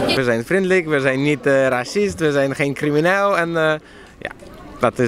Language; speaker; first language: Dutch; non-native, learner; Polish